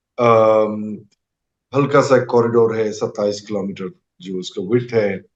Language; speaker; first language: Hindi; non-native, local second language; Assamese